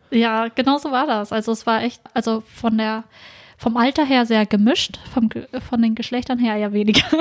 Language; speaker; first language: German; early bilingual, other home language; Vietnamese